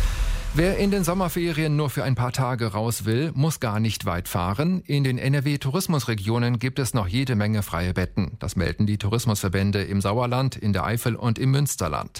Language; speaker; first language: German; native; German